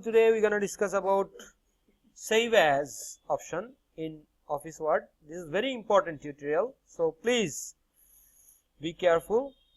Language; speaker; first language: English; non-native, local second language; Bangla